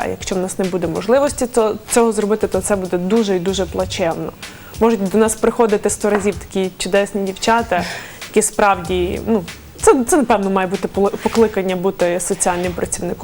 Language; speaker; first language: Ukrainian; native; Ukrainian